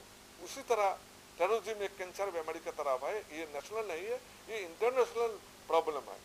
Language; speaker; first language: Hindi; non-native, local second language; Assamese